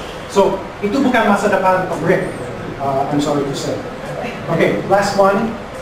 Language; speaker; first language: Indonesian; non-native, fluent; English